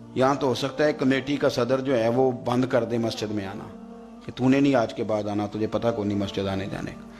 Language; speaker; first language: Urdu; non-native, local second language; Punjabi